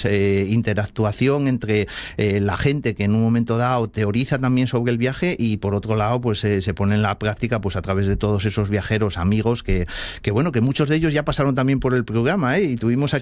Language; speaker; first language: Spanish; native; Spanish